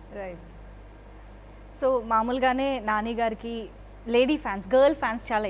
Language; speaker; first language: Telugu; native; Telugu